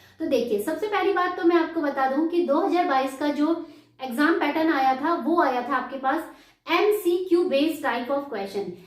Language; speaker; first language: Hindi; native; Hindi